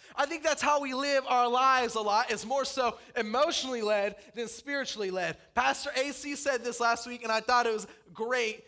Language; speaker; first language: English; native; English